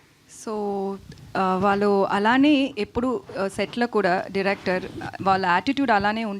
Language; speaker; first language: Telugu; non-native, local second language; Tamil